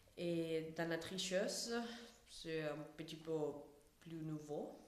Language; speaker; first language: French; non-native, learner; Spanish